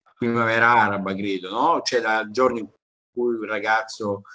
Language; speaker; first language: Italian; native; Italian